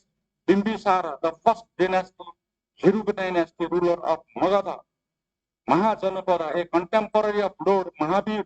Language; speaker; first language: English; non-native, fluent; Nepali